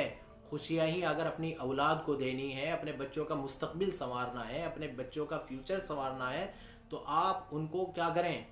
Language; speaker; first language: Urdu; native; Urdu